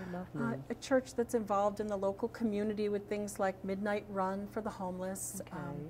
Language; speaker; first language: English; native; English